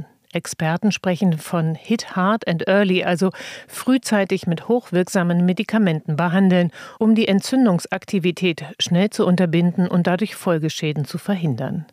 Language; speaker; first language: German; native; German